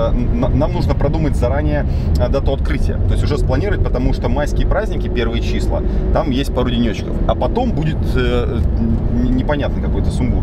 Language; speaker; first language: Russian; native; Russian